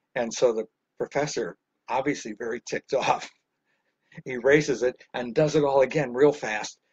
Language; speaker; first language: English; native; English